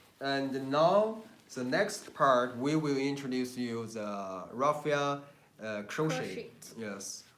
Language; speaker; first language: English; non-native, learner; Chinese